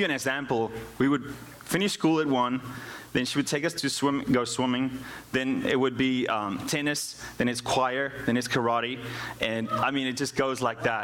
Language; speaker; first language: English; non-native, local second language; Afrikaans